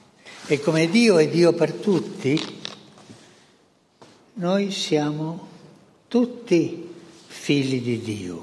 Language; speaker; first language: Italian; early bilingual, heritage; Spanish